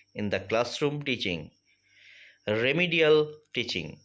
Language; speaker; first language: English; non-native, local second language; Bangla